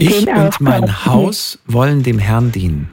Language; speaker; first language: German; native; German